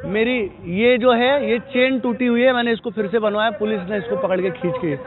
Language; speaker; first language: Hindi; native; Hindi